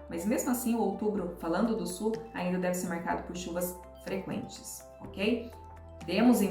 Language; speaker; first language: Portuguese; native; Portuguese